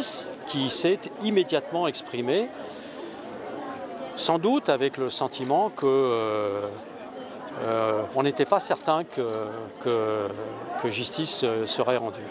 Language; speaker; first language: French; native; French